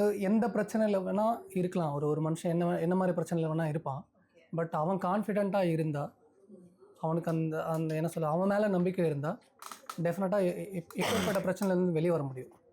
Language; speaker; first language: Tamil; native; Tamil